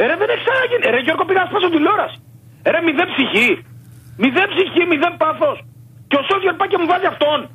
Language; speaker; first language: Greek; native; Greek